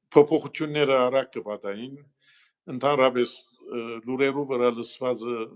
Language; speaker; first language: Armenian; early bilingual, heritage; Armenian